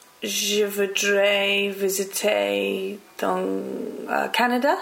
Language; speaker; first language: French; non-native, learner; English